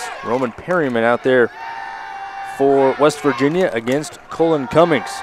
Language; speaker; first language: English; native; English